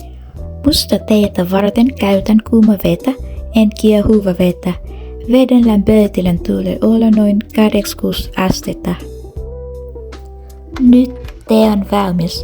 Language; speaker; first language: Finnish; non-native, learner; Vietnamese